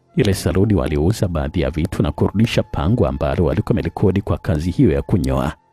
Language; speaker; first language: Swahili; native; Swahili